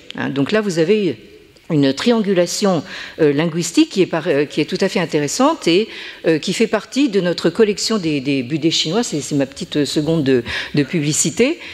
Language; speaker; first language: French; native; French